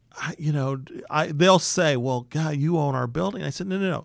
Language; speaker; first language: English; native; English